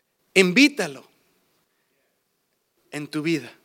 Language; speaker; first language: Spanish; early bilingual, heritage; English